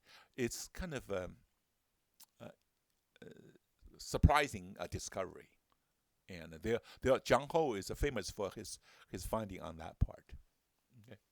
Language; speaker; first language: English; non-native, fluent; Chinese